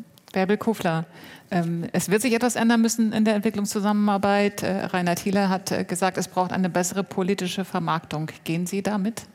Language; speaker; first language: German; native; German